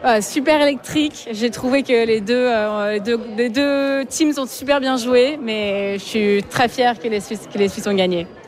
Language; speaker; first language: French; non-native, fluent; German